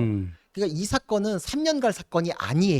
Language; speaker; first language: Korean; native; Korean